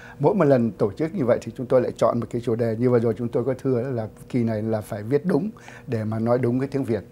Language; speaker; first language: Vietnamese; native; Vietnamese